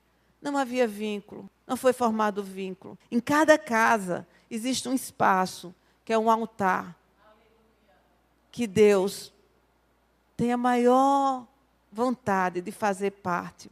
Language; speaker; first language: Portuguese; native; Portuguese